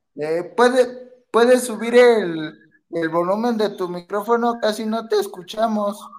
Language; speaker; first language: Spanish; native; Spanish